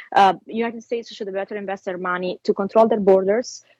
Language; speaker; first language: English; non-native, fluent; Italian